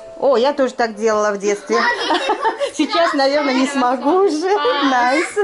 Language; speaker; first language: Russian; native; Russian